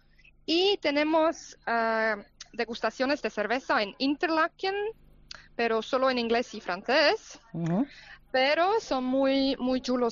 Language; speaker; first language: Spanish; non-native, fluent; German